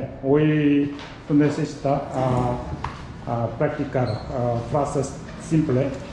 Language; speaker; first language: Spanish; non-native, learner; Korean